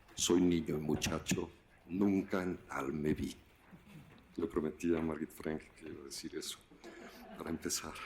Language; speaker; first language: Spanish; native; Spanish